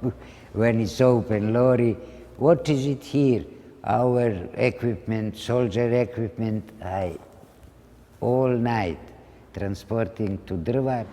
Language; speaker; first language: English; non-native, learner; Ladino